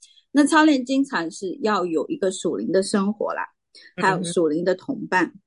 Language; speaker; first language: Chinese; native; Chinese